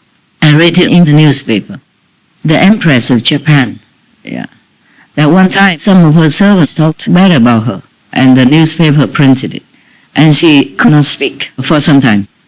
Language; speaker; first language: English; non-native, fluent; Vietnamese